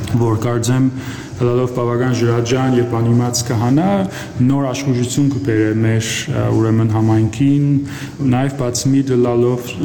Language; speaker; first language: Armenian; early bilingual, heritage; Armenian